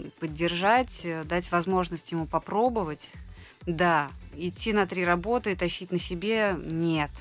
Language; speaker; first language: Russian; native; Russian